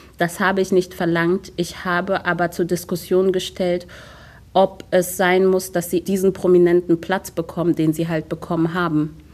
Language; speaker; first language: German; early bilingual, other home language; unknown